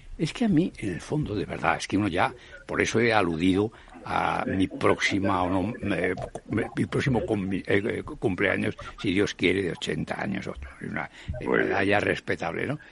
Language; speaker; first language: Spanish; native; Spanish